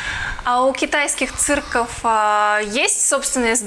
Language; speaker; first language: Russian; native; Russian